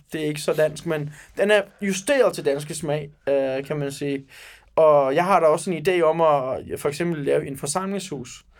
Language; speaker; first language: Danish; early bilingual, other home language; Turkish